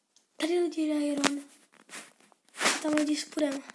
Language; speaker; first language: Czech; non-native, learner; Slovak